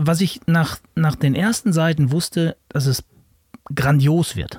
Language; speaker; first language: German; native; German